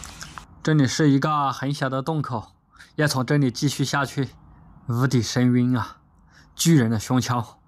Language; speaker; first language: Chinese; native; Chinese